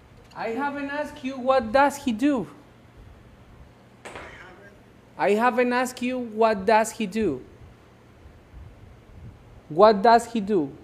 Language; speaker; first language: English; non-native, local second language; Spanish